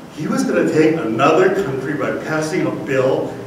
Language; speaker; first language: English; native; English